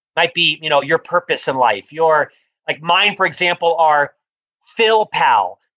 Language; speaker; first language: English; native; English